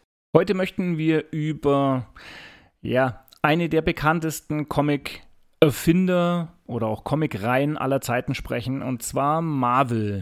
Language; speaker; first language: German; native; German